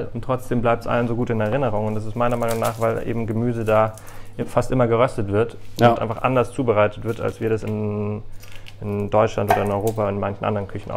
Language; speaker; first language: German; native; German